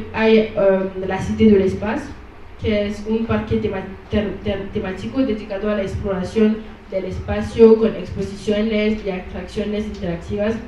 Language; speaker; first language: Spanish; non-native, learner; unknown